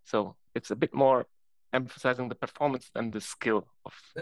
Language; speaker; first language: English; non-native, fluent; German